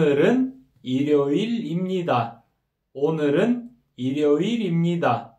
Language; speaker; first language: Korean; non-native, fluent; Kyrgyz